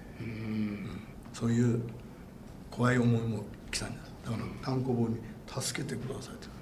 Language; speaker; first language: Japanese; non-native, fluent; English